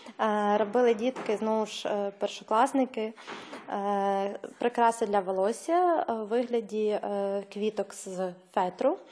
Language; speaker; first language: Ukrainian; native; Ukrainian